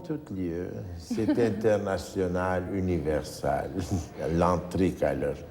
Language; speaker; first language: French; non-native, fluent; Turkish